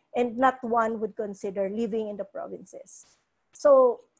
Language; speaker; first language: English; non-native, local second language; Cebuano